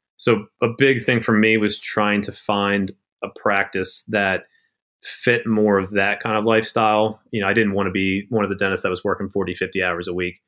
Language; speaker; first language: English; native; English